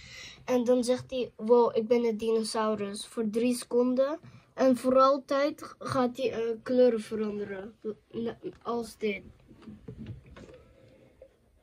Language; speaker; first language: Dutch; early bilingual, heritage; Dutch